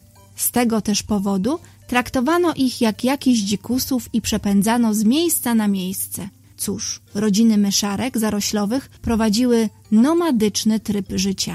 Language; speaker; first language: Polish; native; Polish